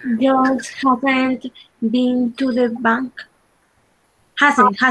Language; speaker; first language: English; non-native, learner; Spanish